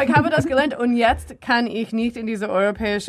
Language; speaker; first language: German; non-native, learner; English